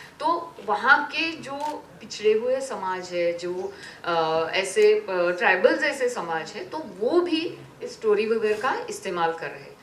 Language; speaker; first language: Hindi; non-native, local second language; Marathi